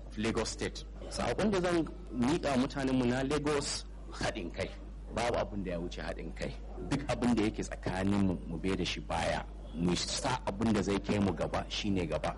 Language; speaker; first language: Hausa; non-native, local second language; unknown